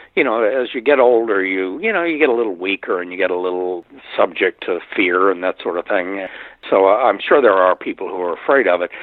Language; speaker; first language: English; native; English